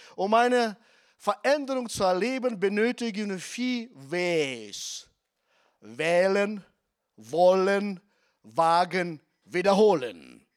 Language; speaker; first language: German; non-native, fluent; Russian